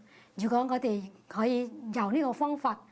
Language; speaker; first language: Cantonese; early bilingual, heritage; Cantonese